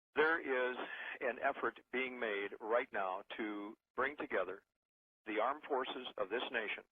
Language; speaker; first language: English; native; English